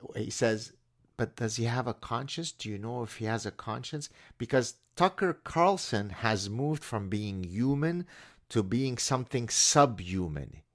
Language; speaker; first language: English; non-native, fluent; Arabic